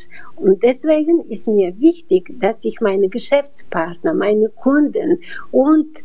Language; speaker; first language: German; non-native, fluent; Bulgarian